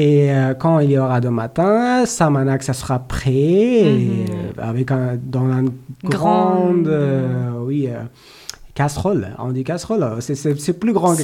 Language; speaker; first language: French; non-native, learner; Persian